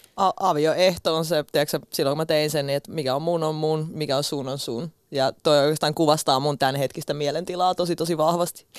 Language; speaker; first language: Finnish; early bilingual, other home language; Russian